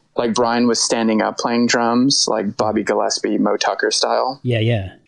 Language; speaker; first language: English; native; English